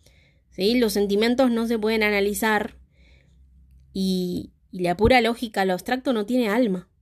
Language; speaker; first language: Spanish; native; Spanish